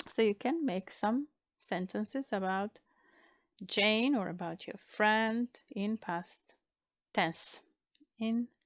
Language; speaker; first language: English; non-native, fluent; Macedonian